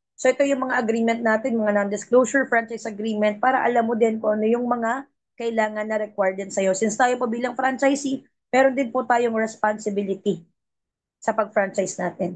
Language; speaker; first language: Filipino; non-native, local second language; Cebuano